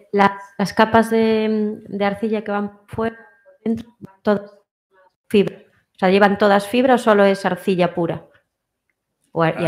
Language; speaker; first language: Spanish; native; Spanish